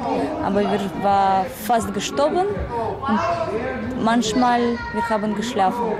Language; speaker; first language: German; non-native, learner; Russian